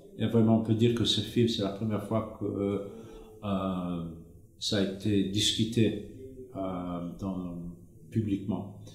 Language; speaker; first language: French; non-native, fluent; English